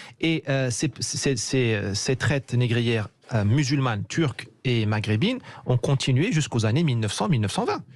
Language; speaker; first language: French; non-native, local second language; Arabic